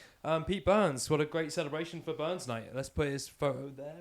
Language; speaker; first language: English; native; English